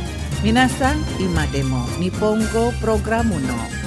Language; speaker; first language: Japanese; non-native, fluent; Indonesian